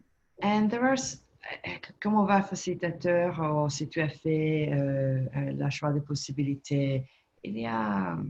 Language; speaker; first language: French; non-native, learner; Italian